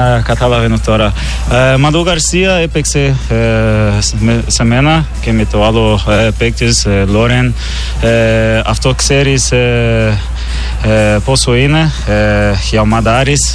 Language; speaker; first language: Greek; non-native, learner; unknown